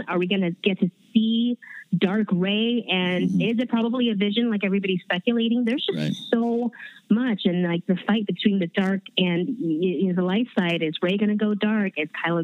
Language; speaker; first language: English; early bilingual, other home language; Chinese